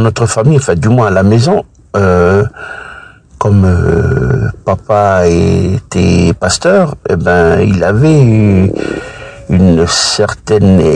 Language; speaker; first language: French; native; French